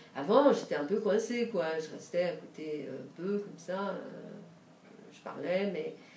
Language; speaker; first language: French; early bilingual, other home language; Romanian